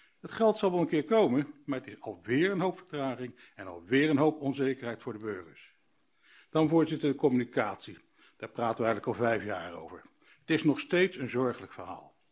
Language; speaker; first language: Dutch; native; Dutch